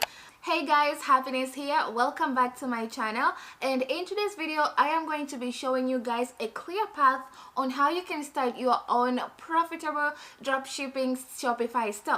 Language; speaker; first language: English; non-native, fluent; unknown